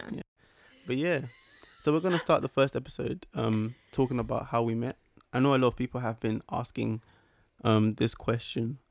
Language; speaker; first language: English; early bilingual, other home language; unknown